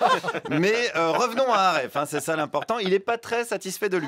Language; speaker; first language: French; native; French